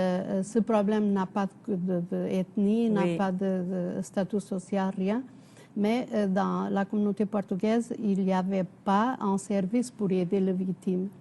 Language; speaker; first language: French; non-native, fluent; Portuguese